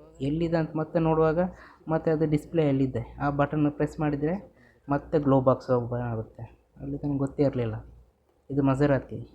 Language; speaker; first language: Kannada; non-native, local second language; Tulu